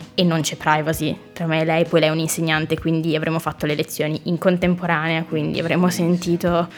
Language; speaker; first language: Italian; native; Italian